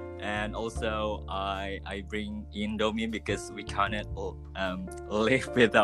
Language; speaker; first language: English; non-native, fluent; Indonesian